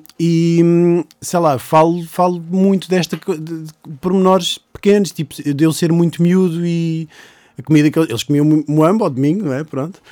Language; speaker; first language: Portuguese; native; Portuguese